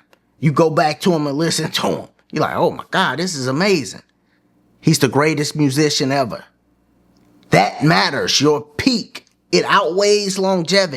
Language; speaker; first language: English; native; English